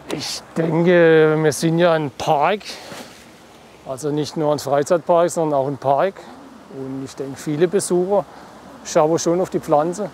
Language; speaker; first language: German; native; German